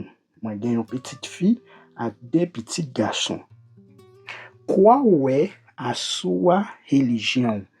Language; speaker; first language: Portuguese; non-native, learner; Haitian Creole